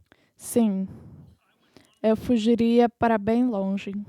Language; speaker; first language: Portuguese; non-native, fluent; English